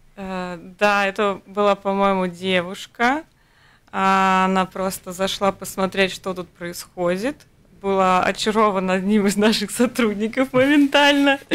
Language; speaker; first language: Russian; native; Russian